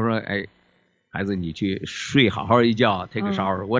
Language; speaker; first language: Chinese; native; Chinese